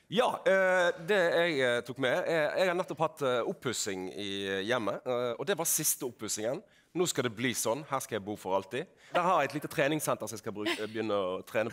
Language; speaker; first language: Norwegian; native; Norwegian